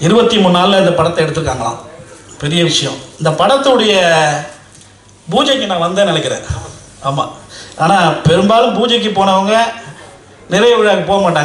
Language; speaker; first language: Tamil; native; Tamil